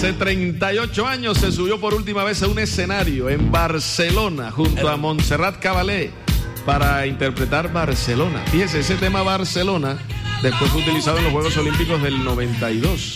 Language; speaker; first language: Spanish; native; Spanish